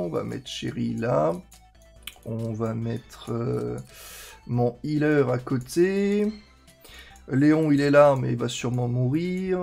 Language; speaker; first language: French; native; French